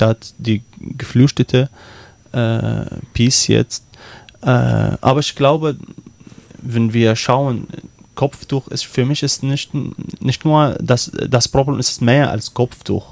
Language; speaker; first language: German; non-native, learner; Arabic